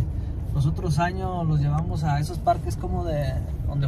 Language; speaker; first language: Spanish; native; Spanish